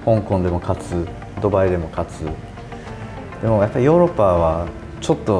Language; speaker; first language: Japanese; non-native, fluent; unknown